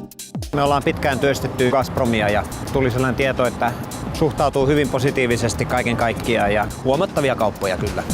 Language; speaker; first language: Finnish; native; Finnish